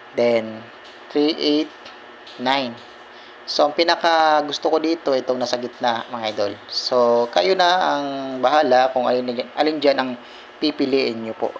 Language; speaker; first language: Filipino; non-native, local second language; Cebuano